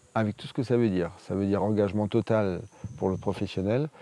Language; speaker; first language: French; native; French